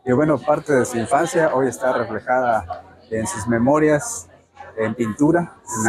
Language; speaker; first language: Spanish; native; Spanish